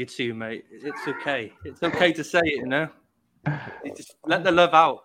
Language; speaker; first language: English; native; English